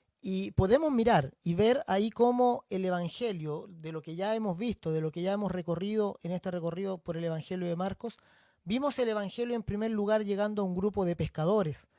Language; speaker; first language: Spanish; native; Spanish